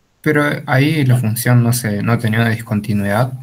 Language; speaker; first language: Spanish; native; Spanish